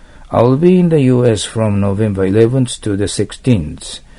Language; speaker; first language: English; non-native, fluent; Japanese